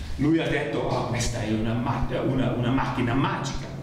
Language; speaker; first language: Italian; non-native, learner; German